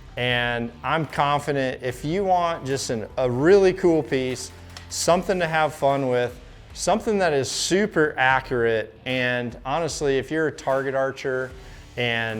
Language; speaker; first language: English; native; English